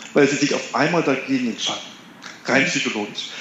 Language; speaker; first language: German; native; German